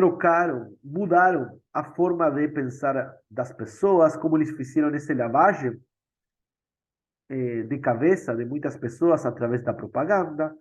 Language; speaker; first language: Portuguese; non-native, fluent; Spanish